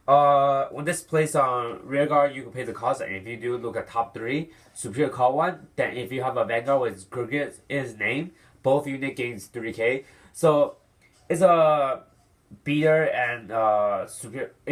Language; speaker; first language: English; non-native, fluent; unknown